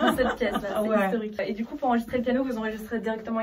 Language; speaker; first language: French; native; French